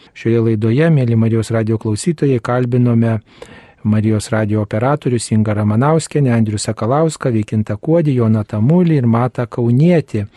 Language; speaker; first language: Lithuanian; native; Lithuanian